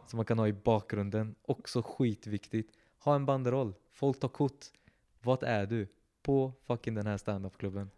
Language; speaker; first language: Swedish; native; Swedish